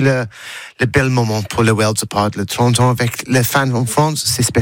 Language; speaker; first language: French; non-native, learner; English